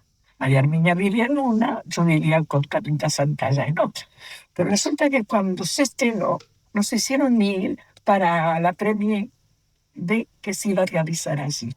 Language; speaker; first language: Spanish; native; Spanish